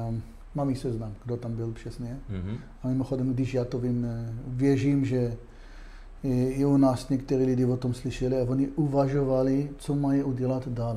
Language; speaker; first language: Czech; non-native, fluent; Hebrew